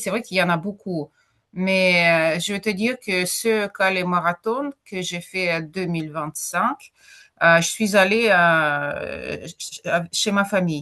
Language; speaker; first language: French; non-native, fluent; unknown